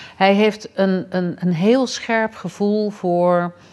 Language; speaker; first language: Dutch; native; Dutch